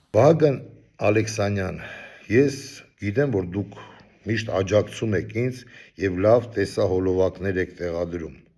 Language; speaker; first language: Armenian; native; Armenian